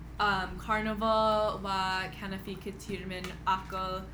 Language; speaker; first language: Arabic; non-native, learner; English